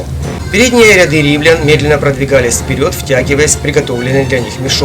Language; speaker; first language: Russian; native; Russian